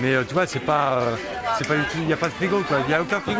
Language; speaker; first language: French; native; French